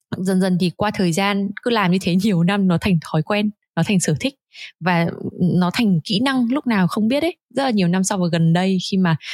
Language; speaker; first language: Vietnamese; native; Vietnamese